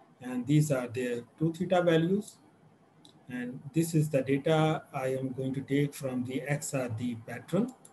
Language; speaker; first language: English; non-native, local second language; Urdu